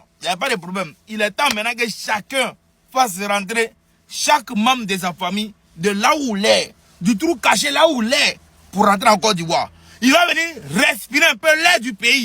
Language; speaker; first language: French; native; French